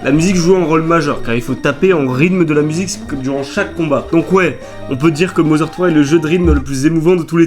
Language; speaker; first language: French; native; French